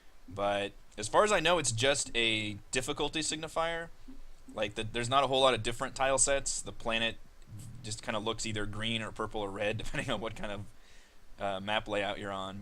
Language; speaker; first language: English; native; English